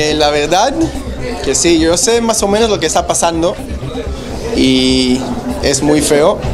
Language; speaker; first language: Spanish; non-native, fluent; Hebrew